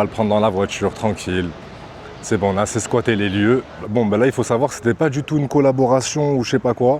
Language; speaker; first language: French; native; French